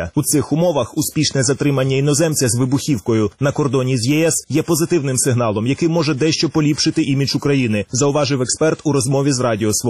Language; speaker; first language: Ukrainian; native; Ukrainian